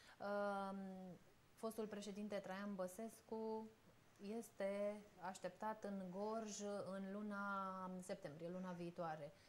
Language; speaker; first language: Romanian; native; Romanian